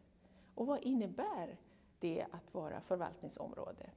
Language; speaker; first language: Swedish; non-native, fluent; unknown